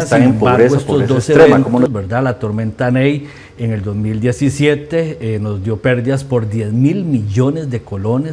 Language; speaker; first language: Spanish; native; Spanish